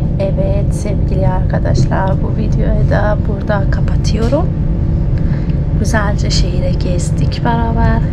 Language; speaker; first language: Turkish; non-native, fluent; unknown